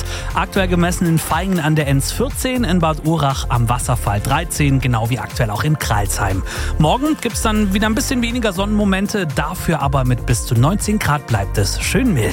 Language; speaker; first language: German; native; German